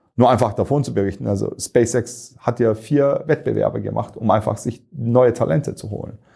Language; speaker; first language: German; non-native, fluent; Turkish